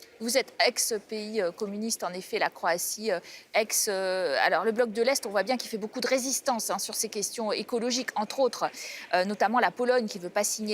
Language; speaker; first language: French; native; French